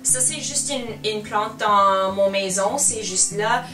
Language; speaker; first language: French; non-native, learner; English